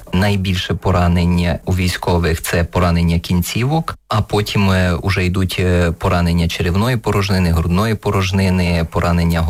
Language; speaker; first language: Ukrainian; native; Ukrainian